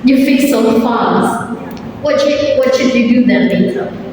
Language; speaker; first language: English; non-native, fluent; Indonesian